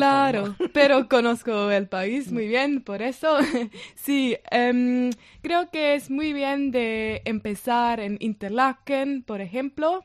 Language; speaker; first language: Spanish; non-native, learner; German